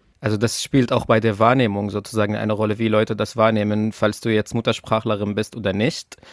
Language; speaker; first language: German; non-native, fluent; Arabic